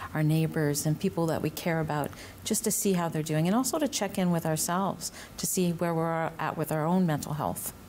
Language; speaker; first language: English; native; English